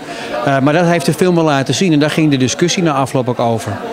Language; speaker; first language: Dutch; native; Dutch